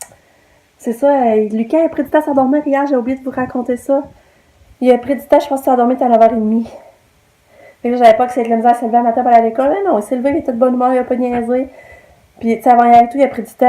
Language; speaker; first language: French; native; French